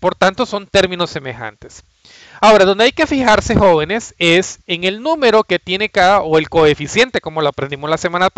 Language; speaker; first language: Spanish; native; Spanish